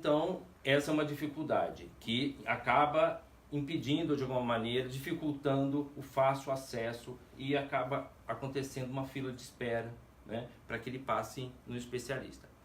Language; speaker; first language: Portuguese; native; Portuguese